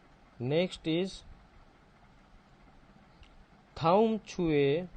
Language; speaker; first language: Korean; non-native, fluent; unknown